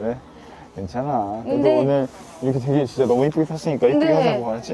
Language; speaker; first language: Korean; native; Korean